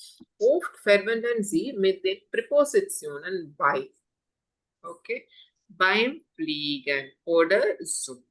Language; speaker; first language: German; non-native, fluent; Tamil